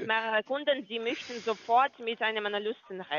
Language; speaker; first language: German; non-native, learner; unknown